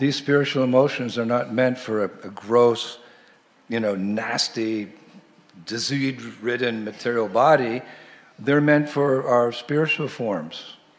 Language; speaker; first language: English; native; English